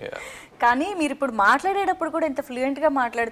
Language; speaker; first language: Telugu; native; Telugu